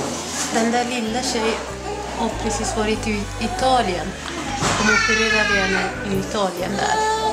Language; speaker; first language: Swedish; non-native, fluent; French